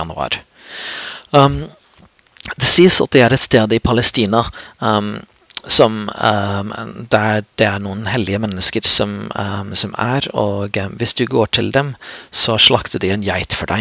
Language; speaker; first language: Norwegian; non-native, fluent; English